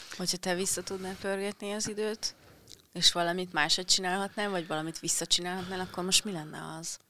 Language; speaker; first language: Hungarian; native; Hungarian